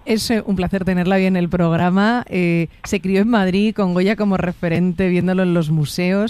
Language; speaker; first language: Spanish; native; Spanish